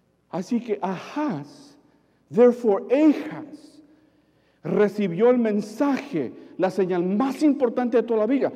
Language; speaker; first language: Spanish; early bilingual, other home language; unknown